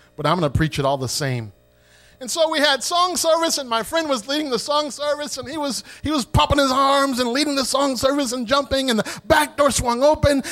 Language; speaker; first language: English; native; English